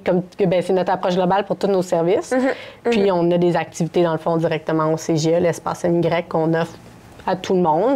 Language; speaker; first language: French; native; French